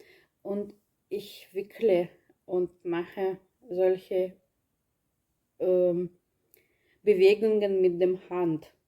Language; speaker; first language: German; non-native, learner; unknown